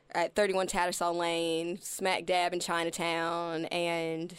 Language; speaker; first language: English; native; English